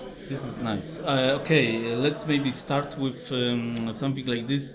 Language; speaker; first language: English; non-native, fluent; Polish